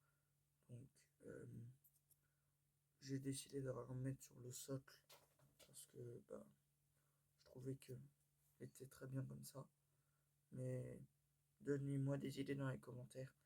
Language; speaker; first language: French; native; French